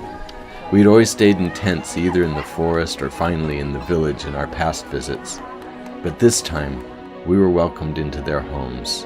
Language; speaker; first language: English; native; English